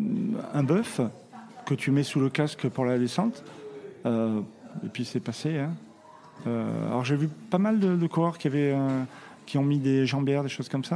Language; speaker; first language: French; native; French